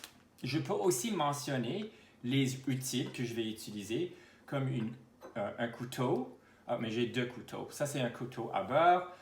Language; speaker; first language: French; non-native, local second language; English